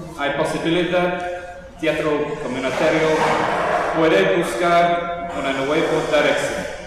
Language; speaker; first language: Spanish; non-native, learner; English